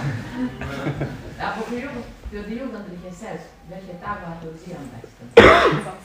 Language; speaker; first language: German; non-native, fluent; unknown